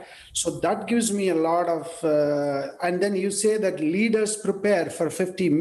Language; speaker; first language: English; non-native, local second language; Tamil